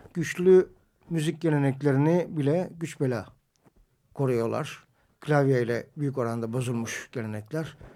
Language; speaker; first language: Turkish; native; Turkish